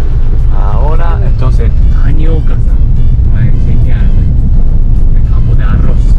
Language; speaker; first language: Spanish; non-native, learner; Japanese